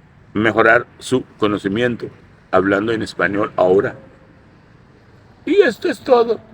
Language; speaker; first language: Spanish; non-native, fluent; Urdu